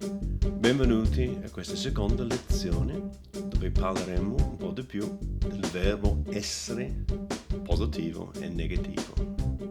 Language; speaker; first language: Italian; non-native, learner; English